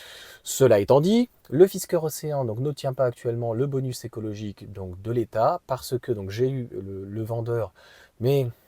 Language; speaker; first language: French; native; French